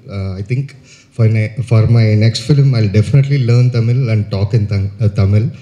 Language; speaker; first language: Tamil; non-native, learner; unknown